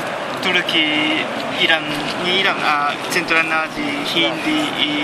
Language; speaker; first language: Russian; non-native, learner; Japanese